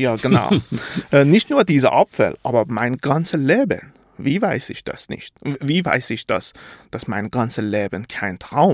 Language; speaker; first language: German; non-native, fluent; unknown